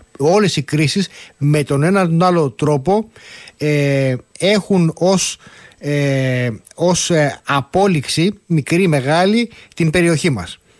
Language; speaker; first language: Greek; native; Greek